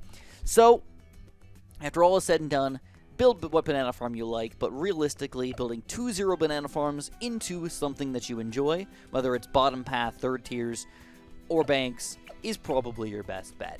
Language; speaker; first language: English; native; English